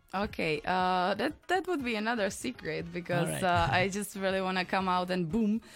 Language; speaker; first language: English; non-native, fluent; Czech